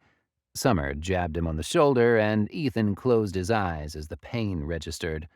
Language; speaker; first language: English; native; English